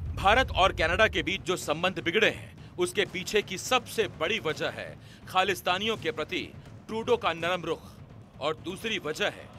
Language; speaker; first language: Hindi; native; Hindi